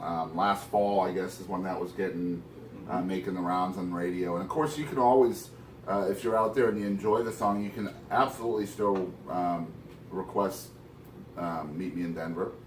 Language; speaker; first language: English; native; English